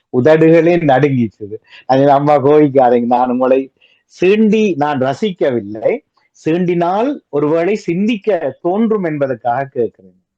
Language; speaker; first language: Tamil; native; Tamil